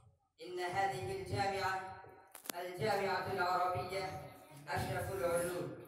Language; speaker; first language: Arabic; non-native, learner; Urdu